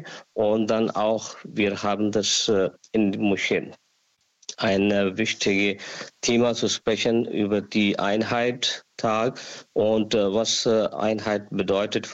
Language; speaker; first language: German; non-native, learner; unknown